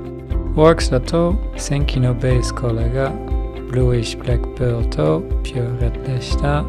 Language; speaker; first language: Japanese; non-native, learner; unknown